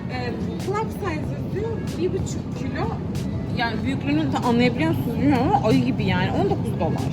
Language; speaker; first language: Turkish; native; Turkish